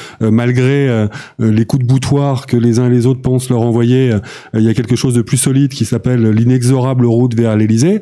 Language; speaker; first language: French; native; French